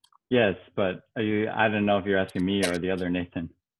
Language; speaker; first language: English; native; English